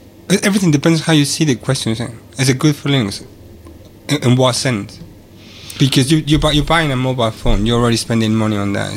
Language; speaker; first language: English; non-native, fluent; Spanish